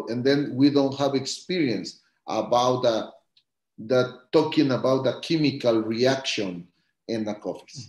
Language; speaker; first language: English; non-native, learner; Spanish